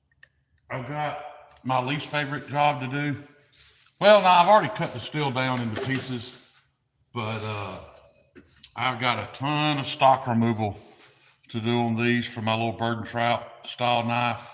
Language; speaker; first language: English; native; English